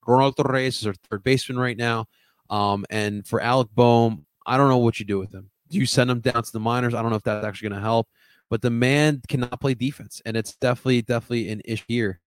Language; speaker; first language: English; early bilingual, other home language; Spanish